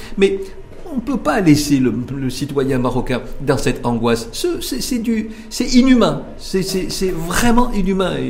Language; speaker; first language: French; non-native, local second language; Arabic